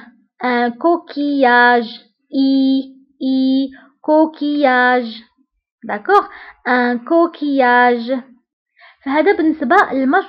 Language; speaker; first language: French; non-native, local second language; Arabic